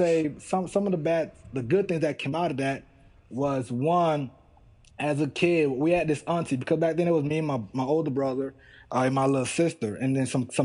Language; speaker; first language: English; early bilingual, other home language; Haitian Creole